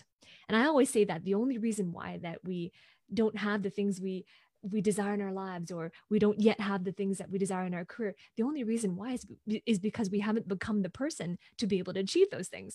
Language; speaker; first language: English; non-native, local second language; Cantonese